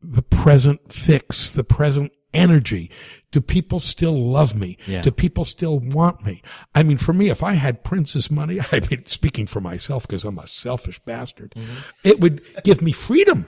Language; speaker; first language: English; native; English